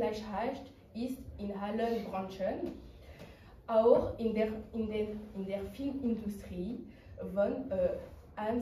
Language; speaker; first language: German; non-native, learner; French